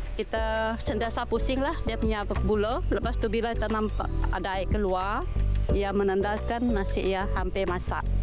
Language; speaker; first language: Malay; non-native, local second language; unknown